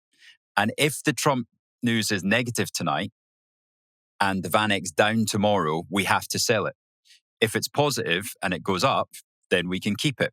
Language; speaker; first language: English; native; English